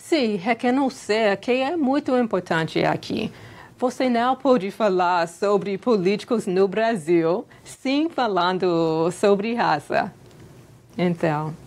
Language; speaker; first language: Portuguese; non-native, fluent; English